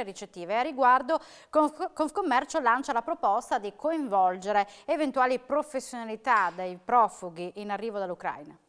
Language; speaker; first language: Italian; native; Italian